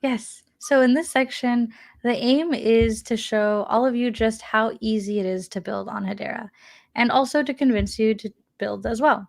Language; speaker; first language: English; native; English